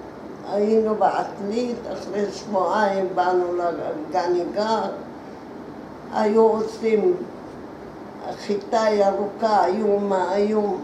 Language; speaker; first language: Hebrew; early bilingual, other home language; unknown